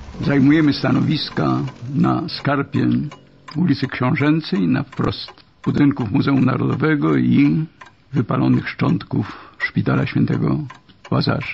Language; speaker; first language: Polish; native; Polish